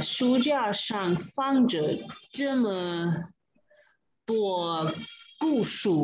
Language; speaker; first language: Chinese; non-native, learner; English